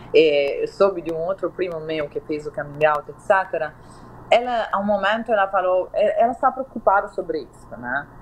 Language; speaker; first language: Portuguese; non-native, fluent; Italian